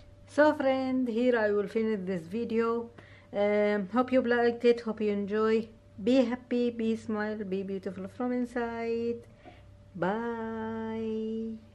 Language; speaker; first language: English; non-native, learner; Urdu